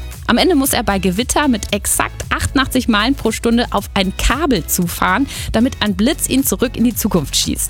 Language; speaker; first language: German; native; German